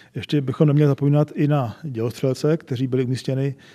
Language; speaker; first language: Czech; native; Czech